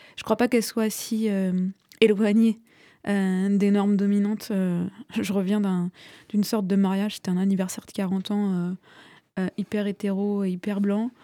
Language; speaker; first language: French; native; French